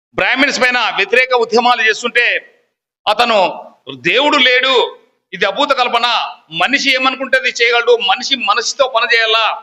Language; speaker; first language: Telugu; native; Telugu